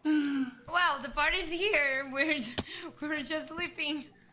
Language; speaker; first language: English; non-native, fluent; Portuguese